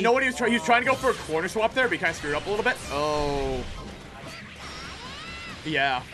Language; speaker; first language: English; native; English